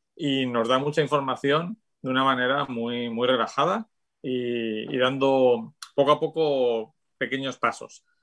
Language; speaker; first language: Spanish; native; Spanish